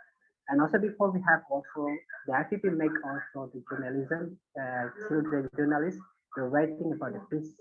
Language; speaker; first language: English; non-native, learner; Indonesian